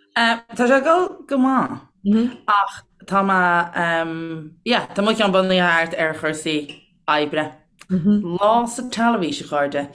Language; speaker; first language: Irish; native; Irish